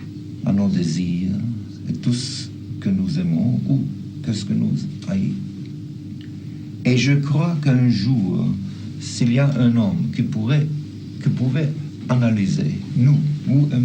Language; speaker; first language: French; non-native, fluent; German